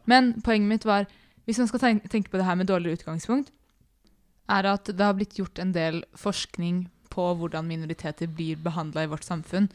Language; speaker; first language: Norwegian; early bilingual, other home language; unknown